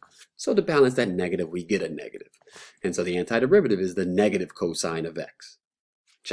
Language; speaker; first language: English; native; English